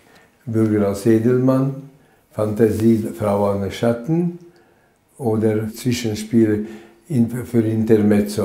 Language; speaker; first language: German; non-native, fluent; Latvian